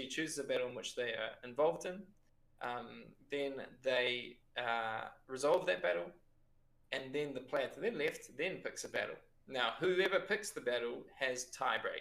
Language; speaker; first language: English; native; English